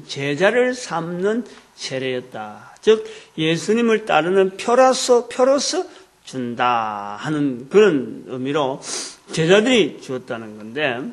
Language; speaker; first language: Korean; native; Korean